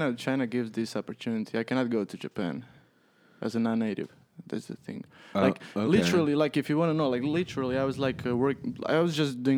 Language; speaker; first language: English; non-native, fluent; Croatian